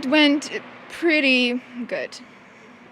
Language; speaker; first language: English; non-native, fluent; Polish